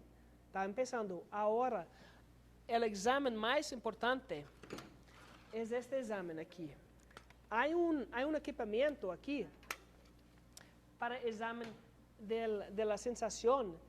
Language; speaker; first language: Spanish; non-native, learner; English